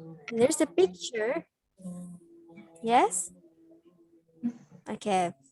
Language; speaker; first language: English; non-native, learner; Indonesian